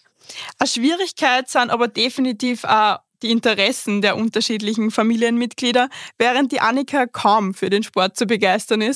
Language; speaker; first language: German; native; German